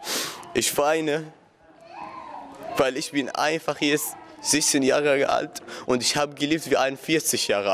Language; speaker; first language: German; non-native, learner; Arabic